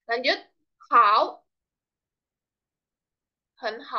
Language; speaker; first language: Chinese; non-native, fluent; Indonesian